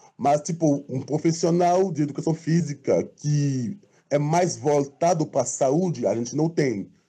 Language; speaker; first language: Portuguese; non-native, fluent; French